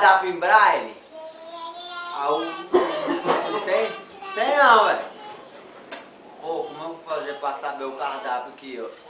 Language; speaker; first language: Portuguese; native; Portuguese